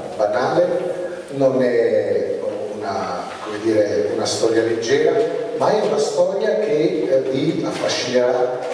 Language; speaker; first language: Italian; native; Italian